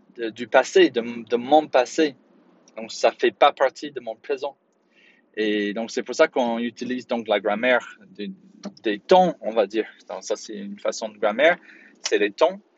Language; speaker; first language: French; non-native, fluent; English